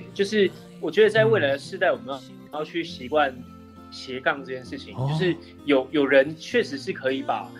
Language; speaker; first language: Chinese; non-native, local second language; Min Nan Chinese